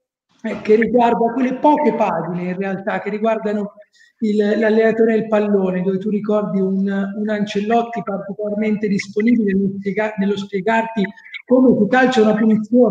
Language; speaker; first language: Italian; native; Italian